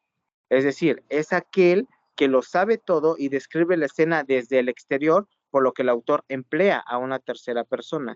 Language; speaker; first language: Spanish; native; Spanish